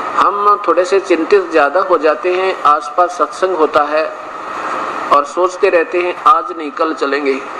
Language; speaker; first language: Hindi; non-native, local second language; Haryanvi